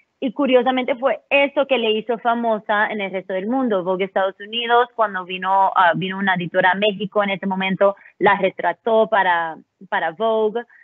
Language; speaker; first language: Spanish; early bilingual, heritage; Spanish